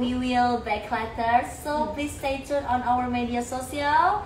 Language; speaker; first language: English; non-native, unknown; Indonesian